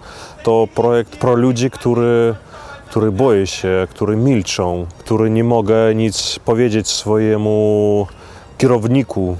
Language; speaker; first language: Polish; non-native, fluent; Belarusian